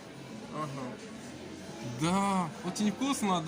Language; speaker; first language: Russian; non-native, learner; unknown